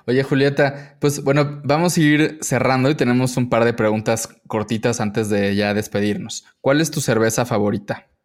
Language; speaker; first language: Spanish; native; Spanish